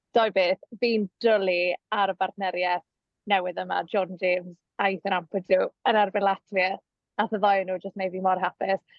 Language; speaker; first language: Welsh; native; Welsh